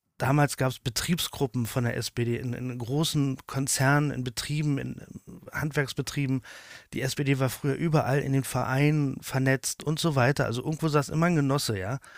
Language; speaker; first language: German; native; German